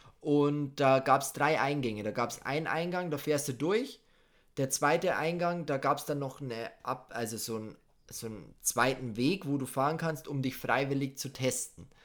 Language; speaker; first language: German; native; German